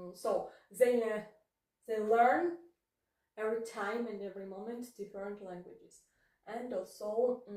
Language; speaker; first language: English; non-native, learner; Georgian